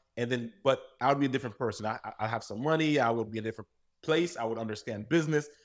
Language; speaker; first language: English; native; English